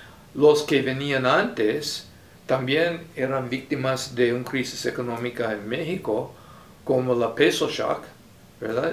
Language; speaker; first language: Spanish; non-native, fluent; English